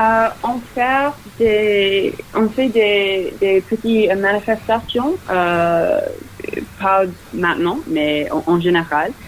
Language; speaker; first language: French; non-native, fluent; English